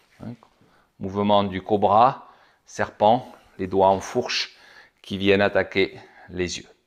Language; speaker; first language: French; native; French